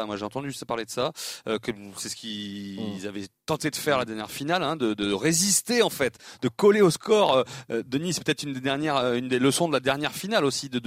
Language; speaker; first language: French; native; French